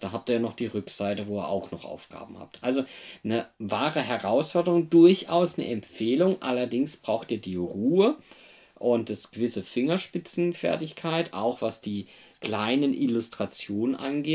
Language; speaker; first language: German; native; German